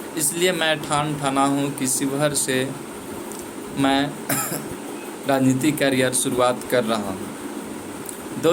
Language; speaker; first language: Hindi; native; Hindi